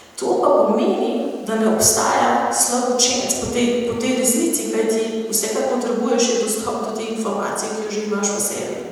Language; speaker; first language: Slovenian; non-native, fluent; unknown